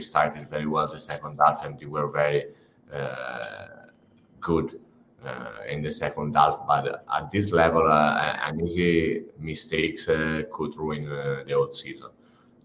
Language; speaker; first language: English; non-native, fluent; Italian